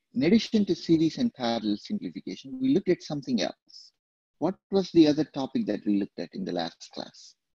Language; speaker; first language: English; non-native, local second language; Telugu